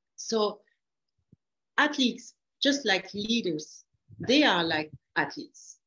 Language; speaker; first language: English; early bilingual, other home language; French